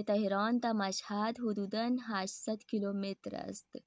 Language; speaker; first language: Persian; non-native, fluent; Urdu